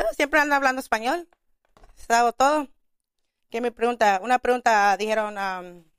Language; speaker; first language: Spanish; early bilingual, other home language; English